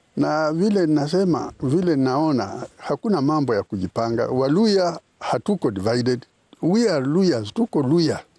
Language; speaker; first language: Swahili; non-native, local second language; Luyia